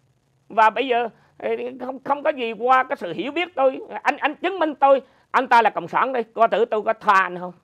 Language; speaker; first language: Vietnamese; native; Vietnamese